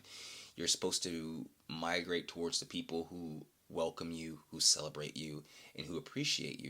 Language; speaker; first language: English; native; English